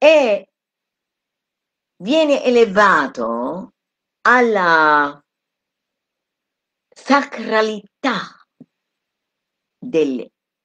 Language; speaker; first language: Italian; non-native, fluent; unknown